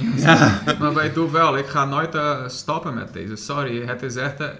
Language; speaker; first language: Dutch; non-native, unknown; Portuguese